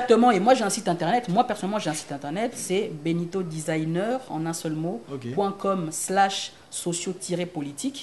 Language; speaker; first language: French; non-native, local second language; Lingala